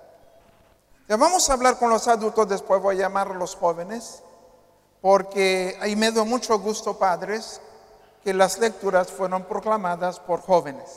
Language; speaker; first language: Spanish; non-native, fluent; Haitian Creole